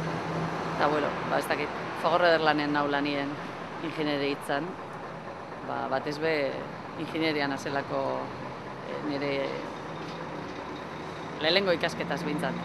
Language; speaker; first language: Basque; native; Basque